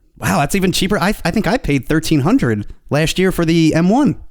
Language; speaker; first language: English; native; English